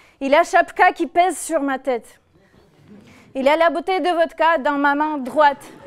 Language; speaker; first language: French; non-native, fluent; Russian